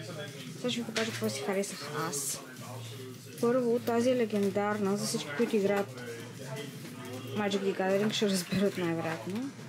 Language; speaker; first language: Bulgarian; native; Bulgarian